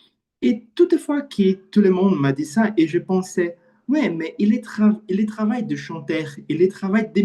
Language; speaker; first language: French; non-native, learner; Portuguese